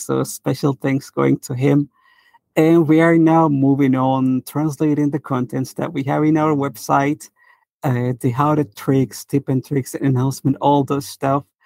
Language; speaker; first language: English; non-native, fluent; Turkish